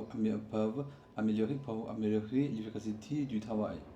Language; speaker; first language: French; non-native, learner; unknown